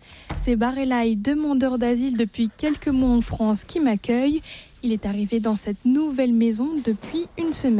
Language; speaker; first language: French; native; French